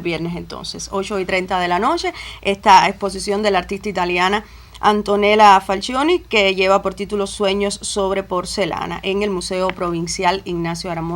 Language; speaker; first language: Spanish; native; Spanish